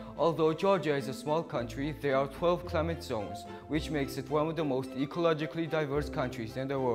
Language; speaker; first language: English; non-native, learner; Georgian